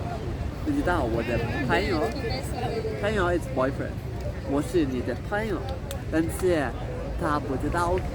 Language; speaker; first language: Chinese; non-native, learner; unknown